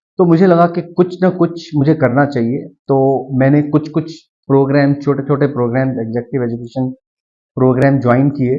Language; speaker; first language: Hindi; native; Hindi